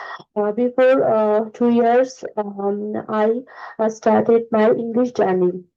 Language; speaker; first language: English; non-native, learner; Bangla